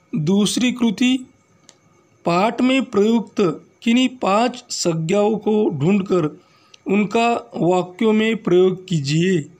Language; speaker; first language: Hindi; non-native, local second language; Marathi